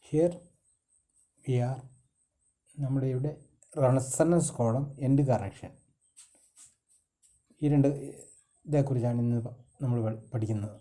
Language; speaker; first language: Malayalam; native; Malayalam